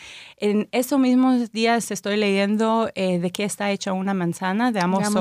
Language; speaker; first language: Spanish; non-native, fluent; Hebrew